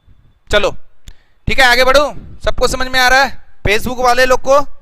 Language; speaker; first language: Hindi; native; Hindi